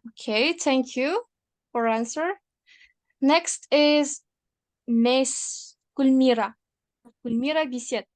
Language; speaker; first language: English; non-native, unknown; Kazakh